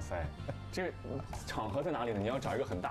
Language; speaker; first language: Chinese; native; Chinese